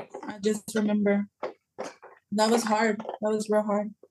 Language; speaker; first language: English; early bilingual, other home language; Spanish